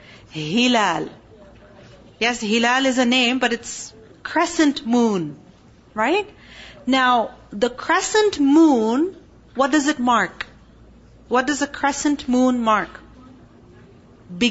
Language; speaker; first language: English; non-native, local second language; Urdu